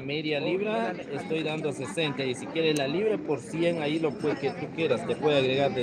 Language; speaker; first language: Spanish; native; Spanish